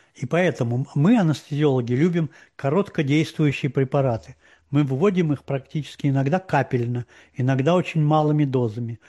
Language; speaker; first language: Russian; native; Russian